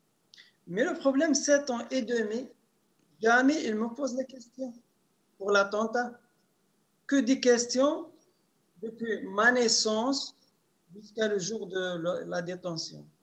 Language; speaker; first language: French; non-native, local second language; Arabic